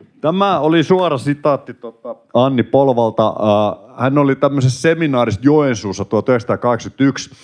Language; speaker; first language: Finnish; native; Finnish